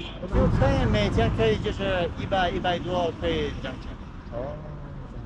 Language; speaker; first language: Chinese; non-native, learner; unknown